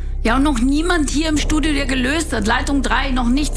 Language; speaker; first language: German; native; German